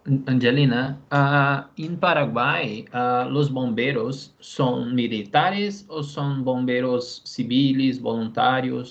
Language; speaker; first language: Spanish; non-native, fluent; Portuguese